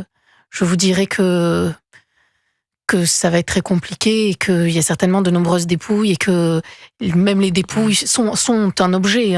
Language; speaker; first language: French; native; French